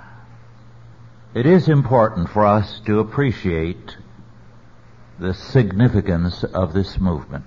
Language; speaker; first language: English; native; English